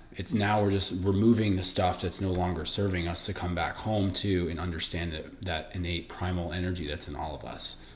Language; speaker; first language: English; early bilingual, other home language; Italian